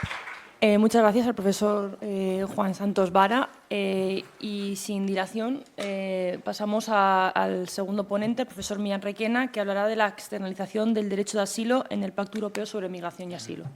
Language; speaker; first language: Spanish; native; Spanish